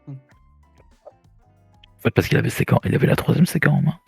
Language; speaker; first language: French; native; French